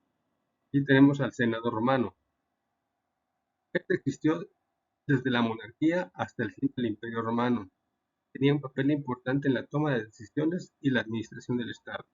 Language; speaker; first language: Spanish; native; Spanish